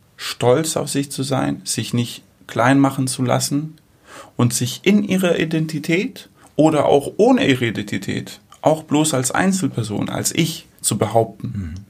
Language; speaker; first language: German; early bilingual, other home language; Greek